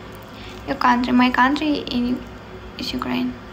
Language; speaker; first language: English; non-native, learner; Ukrainian